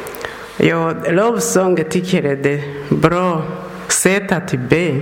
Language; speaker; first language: Swedish; non-native, learner; Persian